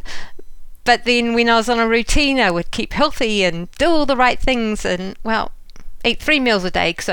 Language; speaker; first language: English; native; English